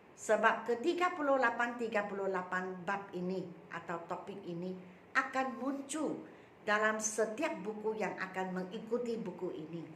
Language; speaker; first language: Malay; non-native, local second language; Chinese